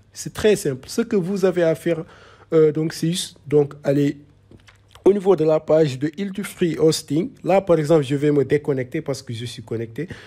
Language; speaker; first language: French; non-native, local second language; Wolof